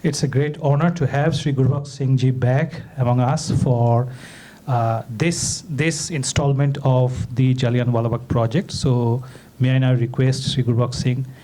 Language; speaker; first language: English; non-native, local second language; Bangla